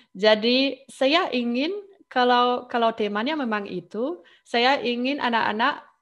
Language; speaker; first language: Indonesian; non-native, fluent; German